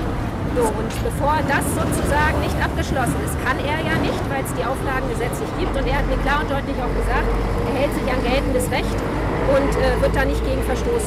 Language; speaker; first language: German; native; German